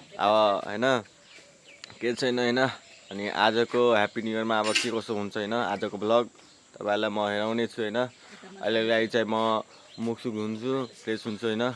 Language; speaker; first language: Nepali; non-native, local second language; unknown